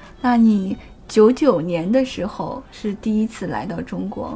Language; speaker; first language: Chinese; native; Chinese